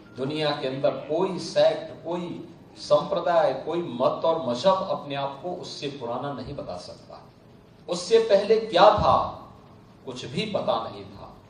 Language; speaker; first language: Hindi; native; Hindi